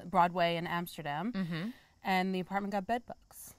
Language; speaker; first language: English; native; English